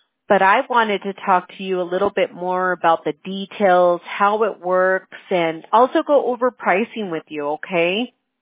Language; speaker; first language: English; early bilingual, other home language; Spanish